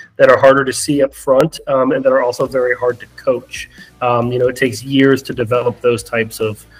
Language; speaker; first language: English; early bilingual, other home language; Arabic